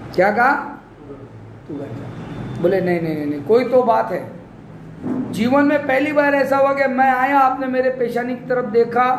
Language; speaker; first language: Hindi; non-native, local second language; Marathi